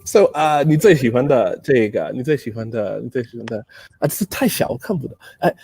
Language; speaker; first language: Chinese; non-native, fluent; English